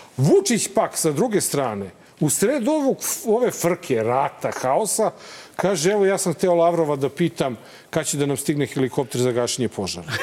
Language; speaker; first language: Serbian; native; Serbian